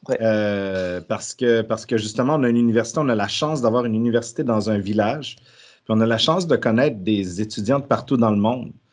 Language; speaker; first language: French; native; French